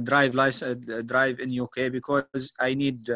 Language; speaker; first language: English; non-native, learner; Arabic